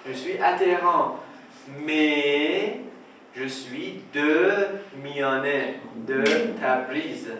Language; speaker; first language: French; non-native, fluent; Persian